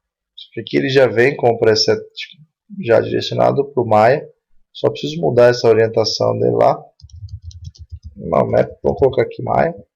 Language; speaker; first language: Portuguese; native; Portuguese